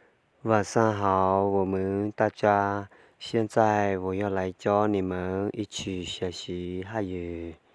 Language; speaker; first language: Chinese; non-native, learner; Hmong